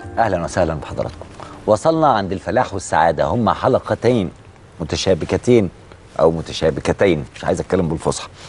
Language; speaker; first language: Arabic; native; Arabic